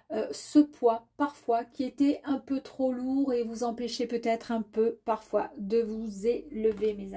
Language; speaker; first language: French; native; French